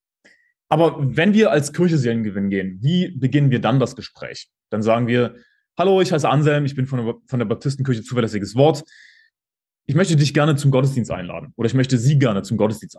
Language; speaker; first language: German; native; German